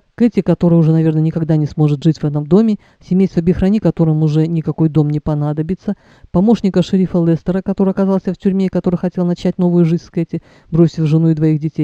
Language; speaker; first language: Russian; native; Russian